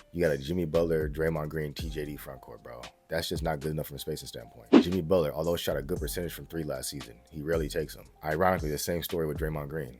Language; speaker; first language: English; native; English